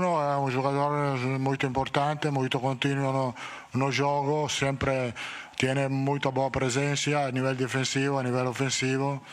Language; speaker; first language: Portuguese; non-native, learner; Italian